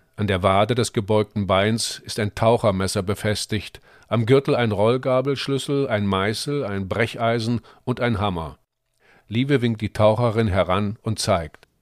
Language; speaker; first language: German; native; German